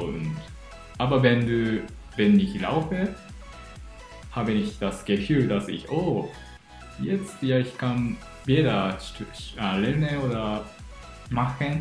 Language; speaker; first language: German; non-native, learner; Japanese